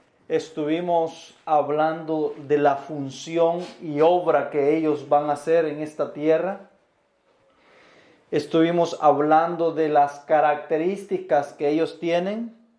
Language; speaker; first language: Spanish; native; Spanish